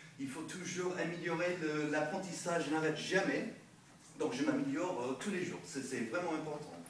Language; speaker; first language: French; non-native, fluent; English